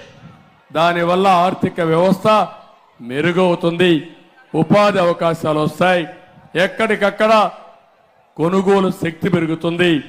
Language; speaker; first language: Telugu; native; Telugu